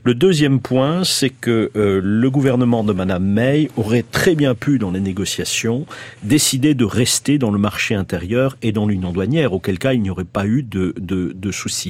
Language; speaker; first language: French; native; French